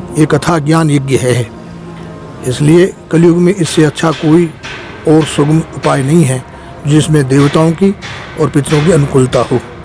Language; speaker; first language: Hindi; native; Hindi